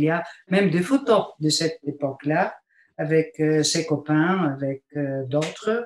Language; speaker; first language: French; non-native, fluent; Bulgarian